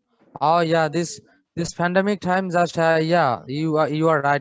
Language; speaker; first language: English; non-native, fluent; Bangla